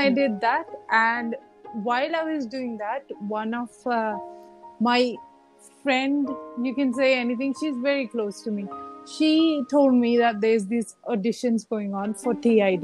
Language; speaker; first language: English; native; English